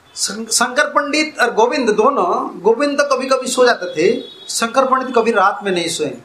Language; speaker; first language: Hindi; non-native, local second language; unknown